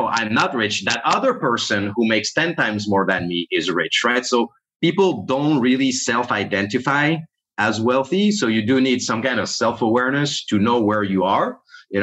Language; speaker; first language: English; non-native, fluent; French